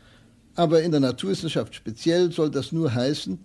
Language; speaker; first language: German; native; German